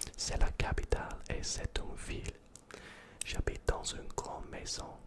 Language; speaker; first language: French; non-native, learner; English